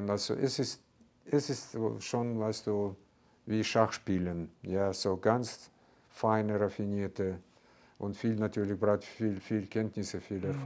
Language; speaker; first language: German; non-native, fluent; Russian